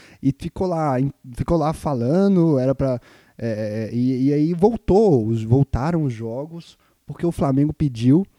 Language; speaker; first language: Portuguese; native; Portuguese